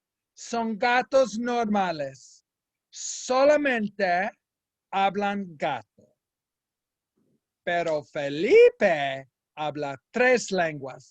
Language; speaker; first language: Spanish; non-native, fluent; English